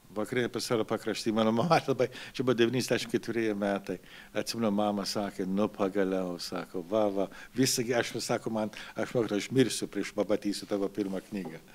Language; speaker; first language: Lithuanian; early bilingual, heritage; Lithuanian